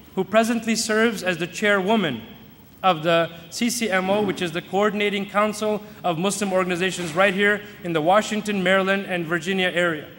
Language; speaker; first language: English; native; English